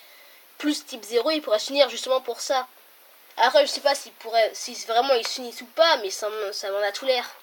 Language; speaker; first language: French; native; French